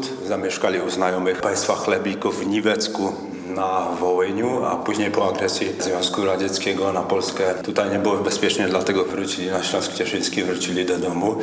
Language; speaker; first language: Polish; native; Polish